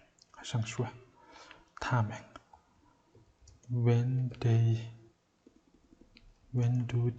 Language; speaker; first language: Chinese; non-native, fluent; Mongolian